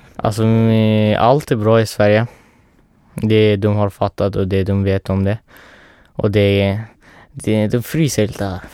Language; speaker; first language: Swedish; early bilingual, other home language; Persian